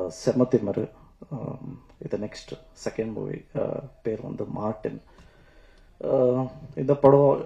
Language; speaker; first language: Tamil; non-native, learner; Kannada